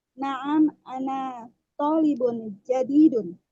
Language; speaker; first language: Arabic; non-native, learner; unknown